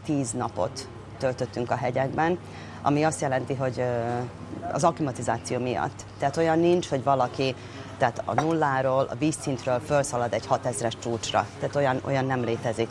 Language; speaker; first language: Hungarian; native; Hungarian